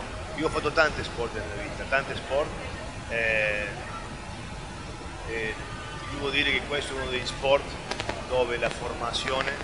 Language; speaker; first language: Italian; non-native, fluent; Spanish